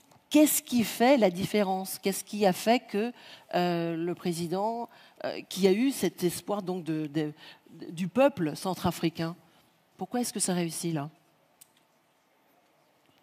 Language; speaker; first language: French; early bilingual, heritage; French